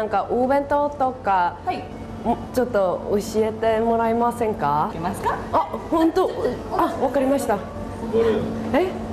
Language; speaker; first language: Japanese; non-native, learner; Korean